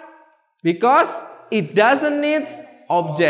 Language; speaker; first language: English; non-native, fluent; Indonesian